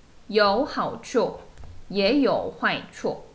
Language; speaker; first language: Chinese; non-native, fluent; Korean